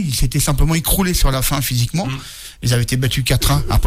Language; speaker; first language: French; native; French